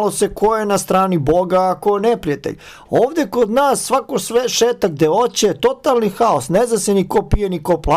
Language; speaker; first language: Bosnian; native; Bosnian